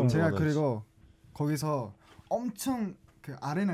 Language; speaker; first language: Korean; non-native, learner; Japanese